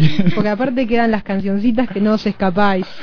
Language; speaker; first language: Spanish; native; Spanish